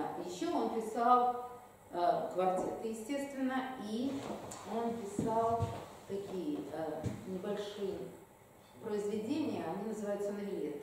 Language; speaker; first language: Russian; native; Russian